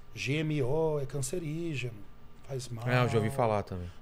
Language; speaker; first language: Portuguese; native; Portuguese